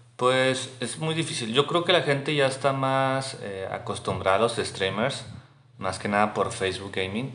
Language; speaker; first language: Spanish; native; Spanish